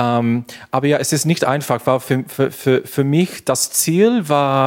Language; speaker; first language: German; non-native, learner; English